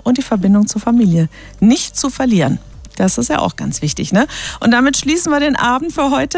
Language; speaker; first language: German; native; German